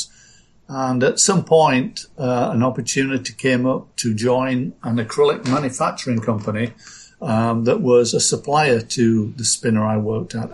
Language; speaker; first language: English; native; English